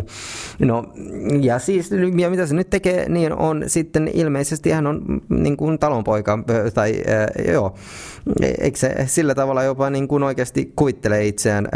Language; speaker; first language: Finnish; native; Finnish